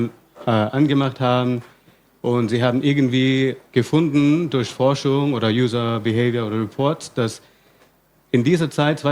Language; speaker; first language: German; non-native, fluent; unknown